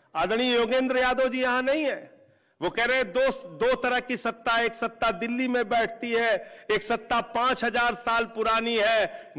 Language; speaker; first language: Hindi; native; Hindi